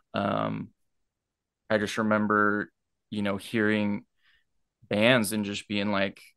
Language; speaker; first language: English; native; English